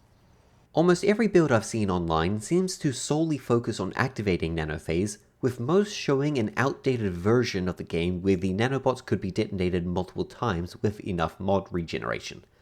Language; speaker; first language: English; native; English